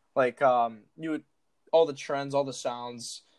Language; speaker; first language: English; native; English